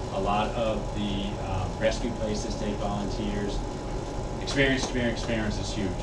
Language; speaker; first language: English; native; English